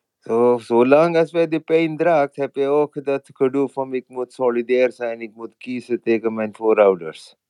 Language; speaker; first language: Dutch; non-native, fluent; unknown